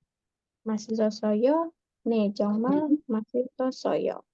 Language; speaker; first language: Korean; non-native, learner; Indonesian